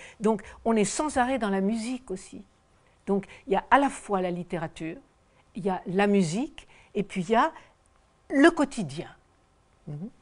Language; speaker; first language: French; native; French